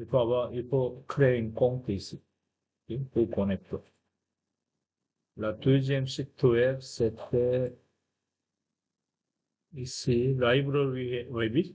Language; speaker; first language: French; non-native, fluent; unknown